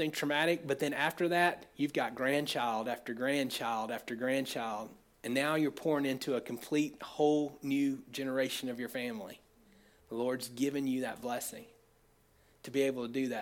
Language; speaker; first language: English; native; English